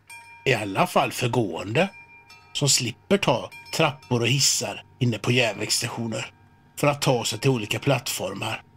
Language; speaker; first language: Swedish; native; Swedish